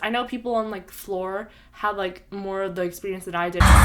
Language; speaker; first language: English; native; English